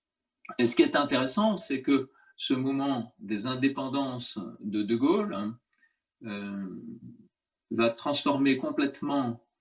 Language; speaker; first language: French; native; French